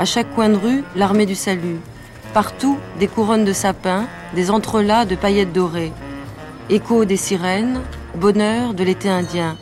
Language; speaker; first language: French; native; French